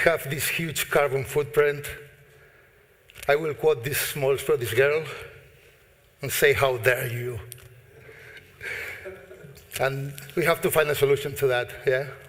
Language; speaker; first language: English; non-native, fluent; Spanish